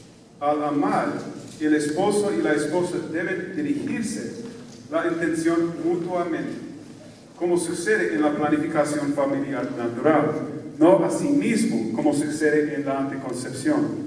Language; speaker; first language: Spanish; non-native, fluent; English